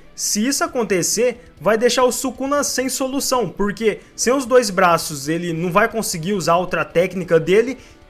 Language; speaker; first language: Portuguese; native; Portuguese